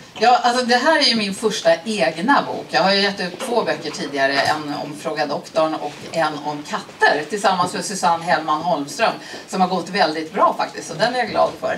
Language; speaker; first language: Swedish; native; Swedish